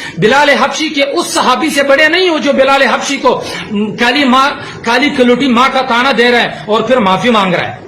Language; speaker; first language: Urdu; non-native, local second language; Pashto